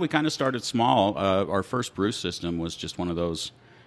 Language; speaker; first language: English; native; English